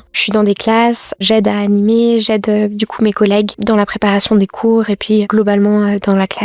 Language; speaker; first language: French; native; French